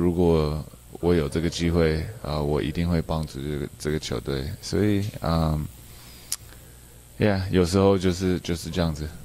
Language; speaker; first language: Chinese; early bilingual, heritage; English